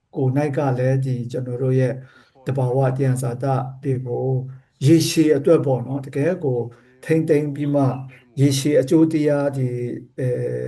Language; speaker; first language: Burmese; non-native, local second language; Kachin